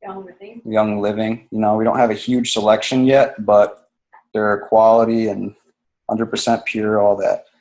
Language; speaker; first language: English; native; English